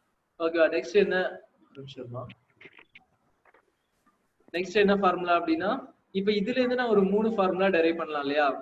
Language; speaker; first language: Tamil; native; Tamil